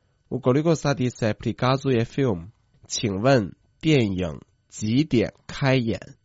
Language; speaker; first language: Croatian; non-native, fluent; Chinese